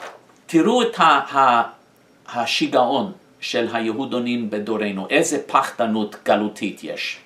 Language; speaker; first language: Hebrew; non-native, fluent; English